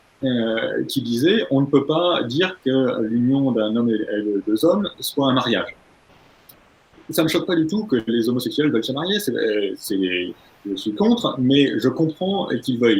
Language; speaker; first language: French; native; French